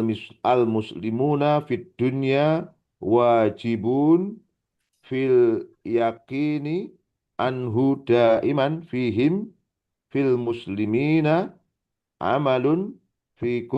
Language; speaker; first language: Arabic; non-native, learner; Indonesian